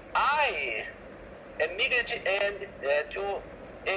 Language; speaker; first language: English; non-native, learner; Portuguese